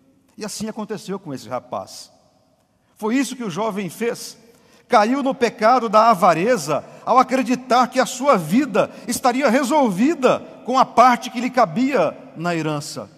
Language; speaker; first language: Portuguese; native; Portuguese